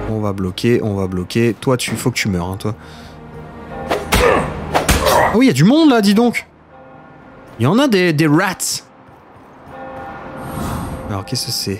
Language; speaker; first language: French; native; French